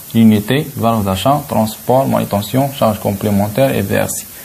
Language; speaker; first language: French; non-native, local second language; Arabic